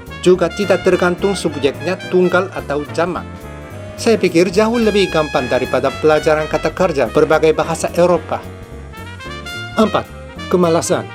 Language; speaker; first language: Indonesian; non-native, fluent; Japanese